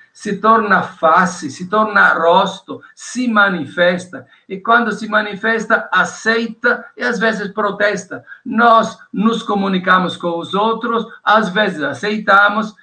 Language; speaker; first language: Portuguese; non-native, fluent; Italian